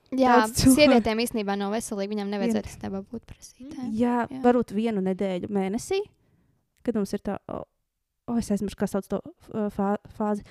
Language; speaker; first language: Latvian; native; Latvian